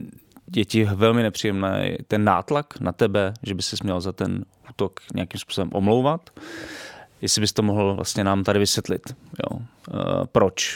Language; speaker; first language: Czech; native; Czech